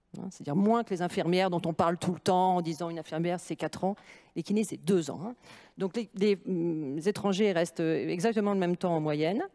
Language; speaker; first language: French; native; French